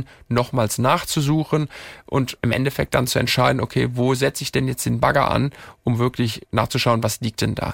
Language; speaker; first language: German; native; German